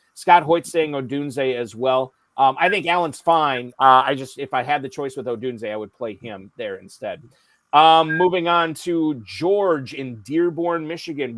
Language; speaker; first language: English; native; English